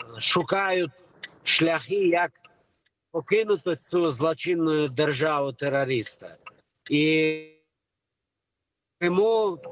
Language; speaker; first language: Ukrainian; non-native, local second language; Crimean Tatar